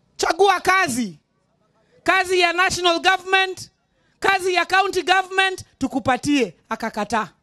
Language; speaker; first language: Swahili; non-native, local second language; Luo (Kenya and Tanzania)